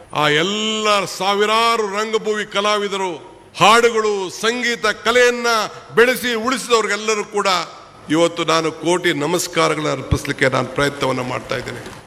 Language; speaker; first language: Kannada; native; Kannada